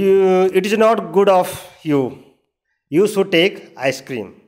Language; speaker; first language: English; non-native, learner; Hindi